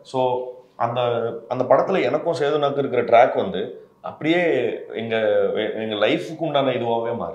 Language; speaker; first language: Tamil; native; Tamil